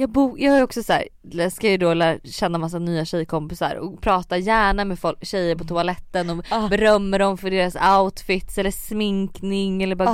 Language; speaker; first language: Swedish; native; Swedish